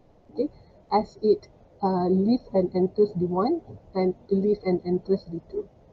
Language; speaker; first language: English; non-native, local second language; Malay